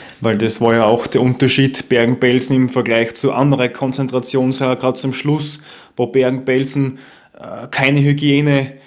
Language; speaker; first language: German; native; German